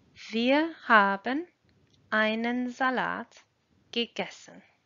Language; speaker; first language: German; non-native, fluent; English